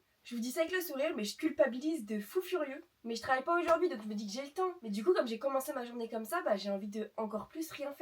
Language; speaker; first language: French; native; French